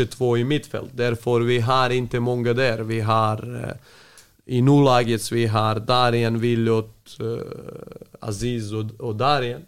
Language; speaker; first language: Swedish; non-native, fluent; Serbian